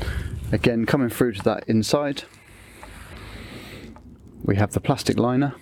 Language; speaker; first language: English; native; English